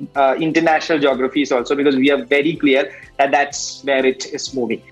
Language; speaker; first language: English; non-native, local second language; Malayalam